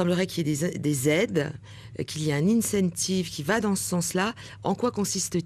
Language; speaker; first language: French; native; French